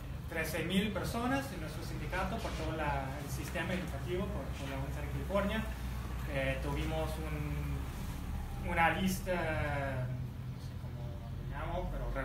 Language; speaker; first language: Spanish; early bilingual, heritage; Spanish